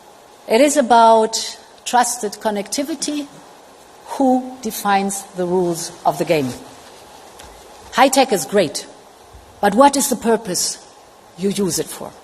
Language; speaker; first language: English; non-native, fluent; German